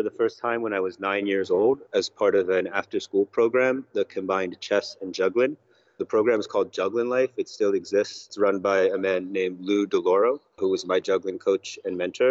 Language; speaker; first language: English; native; English